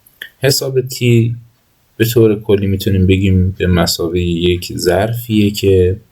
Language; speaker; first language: Persian; native; Persian